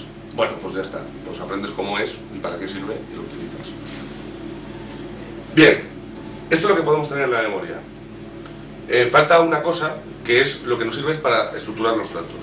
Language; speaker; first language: Spanish; native; Spanish